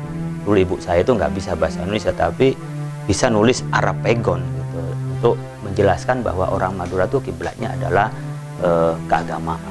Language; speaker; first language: Indonesian; non-native, local second language; Madurese